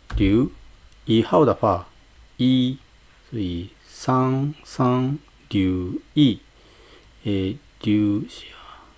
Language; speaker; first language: Chinese; non-native, fluent; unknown